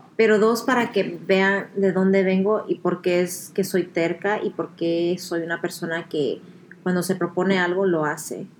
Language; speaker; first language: Spanish; early bilingual, heritage; Spanish